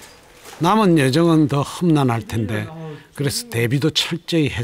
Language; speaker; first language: Korean; native; Korean